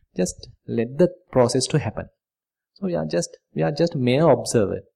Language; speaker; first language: English; non-native, local second language; Sinhala